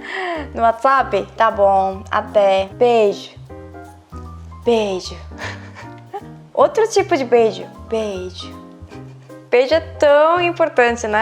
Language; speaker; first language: Portuguese; non-native, fluent; Korean